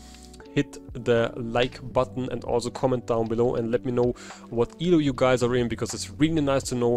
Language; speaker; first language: English; non-native, fluent; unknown